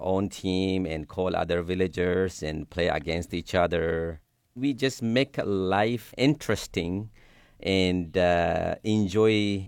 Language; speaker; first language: English; non-native, fluent; Sidamo